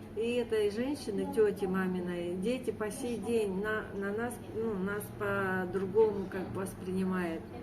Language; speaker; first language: Russian; native; Russian